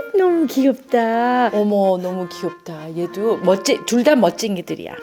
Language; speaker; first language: Korean; early bilingual, heritage; Korean